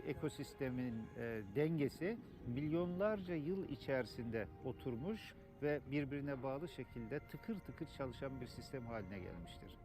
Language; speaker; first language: Turkish; native; Turkish